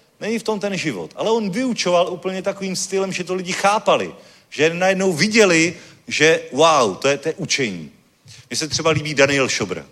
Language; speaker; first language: Czech; native; Czech